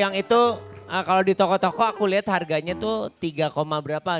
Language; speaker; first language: Indonesian; native; Indonesian